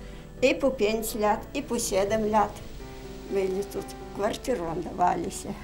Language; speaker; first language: Ukrainian; native; Ukrainian